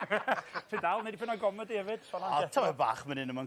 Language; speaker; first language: Welsh; native; Welsh